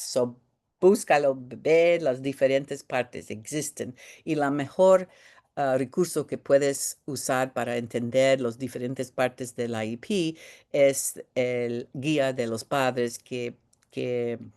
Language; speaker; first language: Spanish; early bilingual, heritage; Spanish